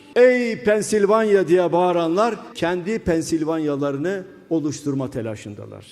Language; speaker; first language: Turkish; native; Turkish